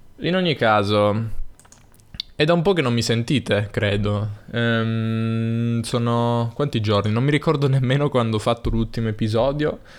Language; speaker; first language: Italian; native; Italian